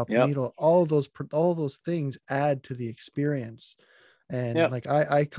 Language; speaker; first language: English; non-native, fluent; French